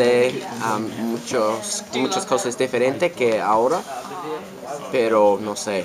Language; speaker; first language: Spanish; non-native, learner; English